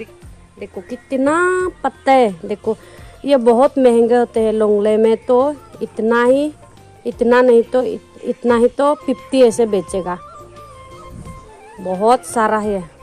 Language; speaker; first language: Hindi; non-native, local second language; Chakma